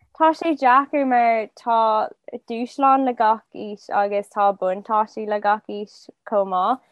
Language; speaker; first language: Irish; non-native, local second language; English